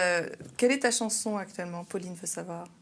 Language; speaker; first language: French; native; French